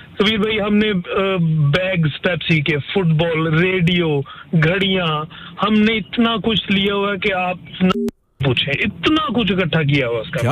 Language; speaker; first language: Hindi; early bilingual, heritage; Urdu